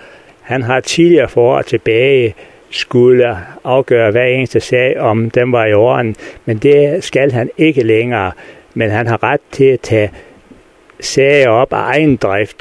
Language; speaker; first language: Danish; native; Danish